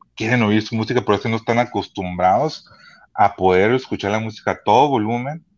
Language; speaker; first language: Spanish; early bilingual, heritage; Spanish